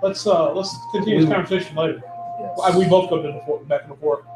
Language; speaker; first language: English; native; English